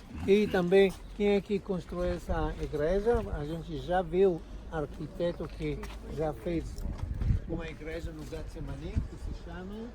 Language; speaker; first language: Portuguese; non-native, fluent; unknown